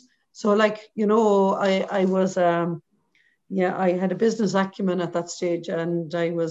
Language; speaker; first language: English; native; English